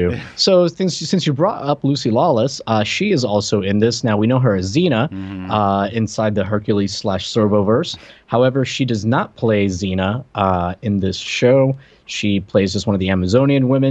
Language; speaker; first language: English; non-native, fluent; Spanish